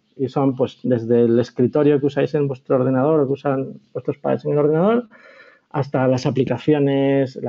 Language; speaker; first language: Spanish; native; Spanish